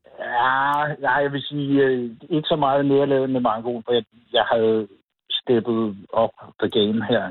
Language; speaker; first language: Danish; native; Danish